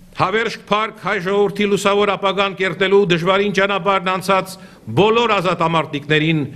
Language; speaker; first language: Armenian; native; Armenian